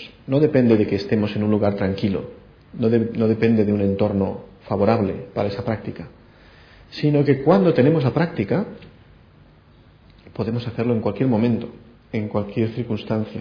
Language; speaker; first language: Spanish; native; Spanish